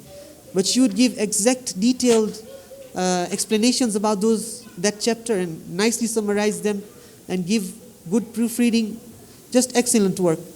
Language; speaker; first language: English; non-native, fluent; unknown